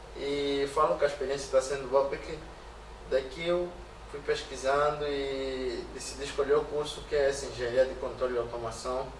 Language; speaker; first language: Portuguese; native; Portuguese